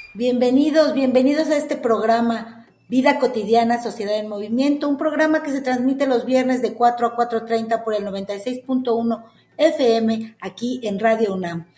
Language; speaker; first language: Spanish; native; Spanish